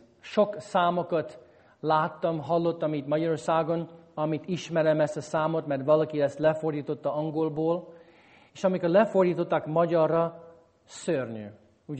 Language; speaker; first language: Hungarian; non-native, fluent; English